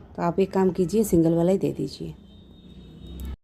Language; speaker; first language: Hindi; non-native, local second language; Bangla